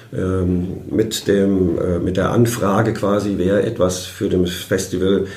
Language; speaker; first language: German; native; German